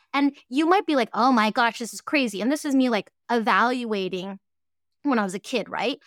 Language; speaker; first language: English; early bilingual, other home language; Cantonese